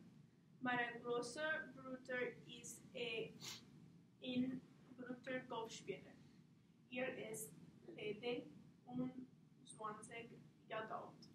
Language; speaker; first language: German; non-native, learner; English